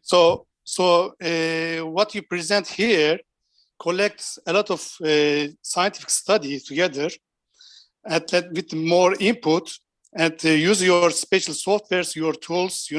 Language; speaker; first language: English; non-native, fluent; Turkish